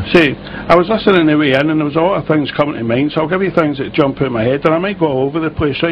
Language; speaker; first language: English; native; English